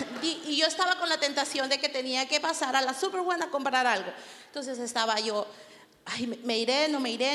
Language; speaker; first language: Spanish; native; Spanish